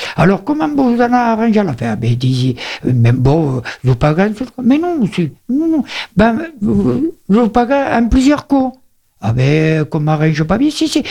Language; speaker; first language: French; native; French